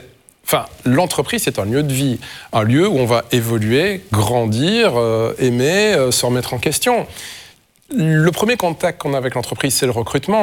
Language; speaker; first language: French; native; French